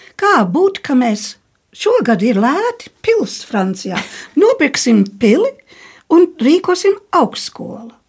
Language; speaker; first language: Latvian; early bilingual, heritage; Latvian